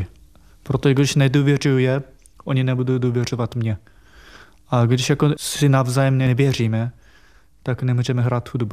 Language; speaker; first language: Czech; non-native, fluent; Japanese